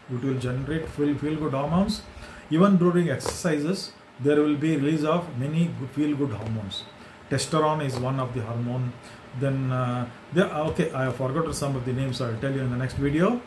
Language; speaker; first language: English; non-native, local second language; Kannada